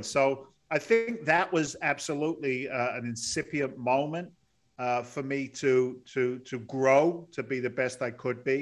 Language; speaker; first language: English; native; English